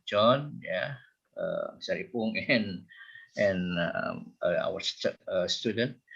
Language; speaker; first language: English; non-native, fluent; Indonesian